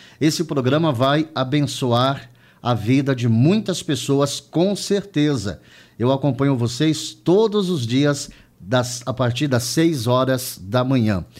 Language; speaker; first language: Portuguese; native; Portuguese